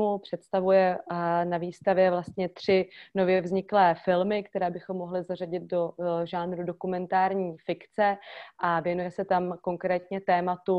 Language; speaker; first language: Czech; native; Czech